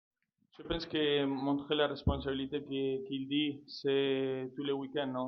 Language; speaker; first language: French; non-native, fluent; Spanish